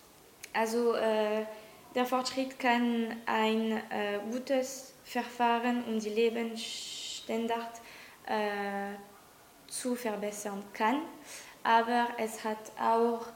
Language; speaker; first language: German; non-native, learner; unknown